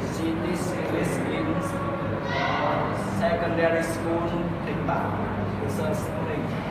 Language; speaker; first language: English; non-native, learner; Vietnamese